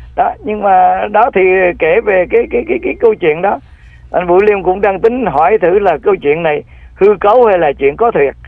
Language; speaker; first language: Vietnamese; native; Vietnamese